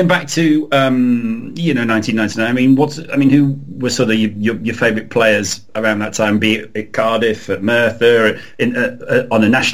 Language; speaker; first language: English; native; English